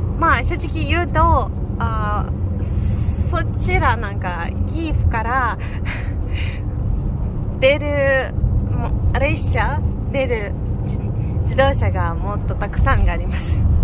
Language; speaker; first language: Japanese; non-native, fluent; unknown